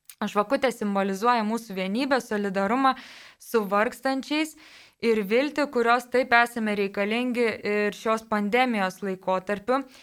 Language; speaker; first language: Lithuanian; native; Lithuanian